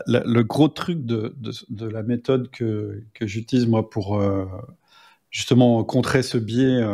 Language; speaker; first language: French; native; French